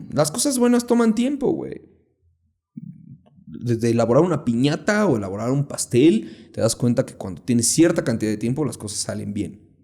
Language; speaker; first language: Spanish; native; Spanish